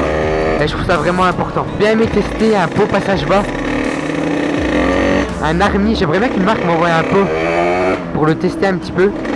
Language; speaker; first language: French; native; French